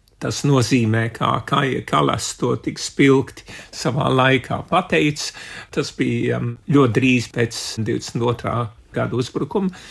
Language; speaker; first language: Latvian; early bilingual, heritage; Latvian